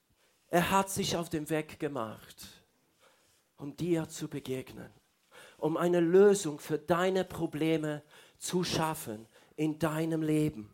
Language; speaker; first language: German; non-native, fluent; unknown